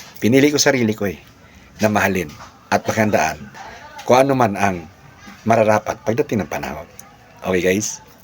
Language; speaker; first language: Filipino; native; Filipino